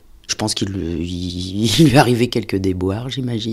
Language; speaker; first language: French; native; French